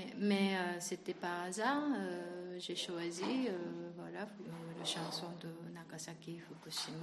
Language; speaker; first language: French; non-native, learner; Japanese